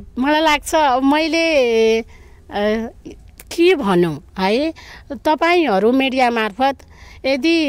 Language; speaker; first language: Nepali; non-native, local second language; Maithili